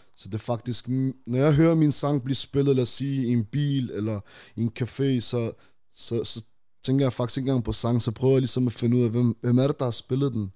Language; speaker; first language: Danish; early bilingual, other home language; Arabic